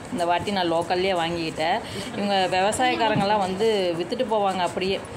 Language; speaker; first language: Tamil; non-native, local second language; Telugu